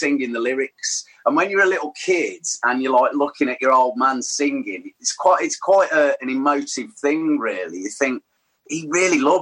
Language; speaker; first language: English; native; English